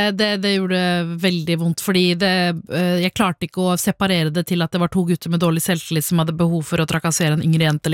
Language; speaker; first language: Norwegian; early bilingual, other home language; Tamil